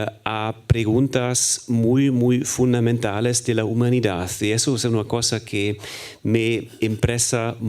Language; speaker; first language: Spanish; non-native, fluent; German